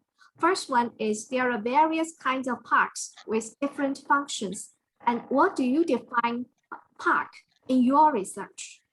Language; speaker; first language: English; non-native, fluent; Chinese